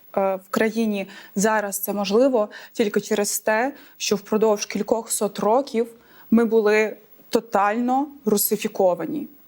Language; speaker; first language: Ukrainian; native; Ukrainian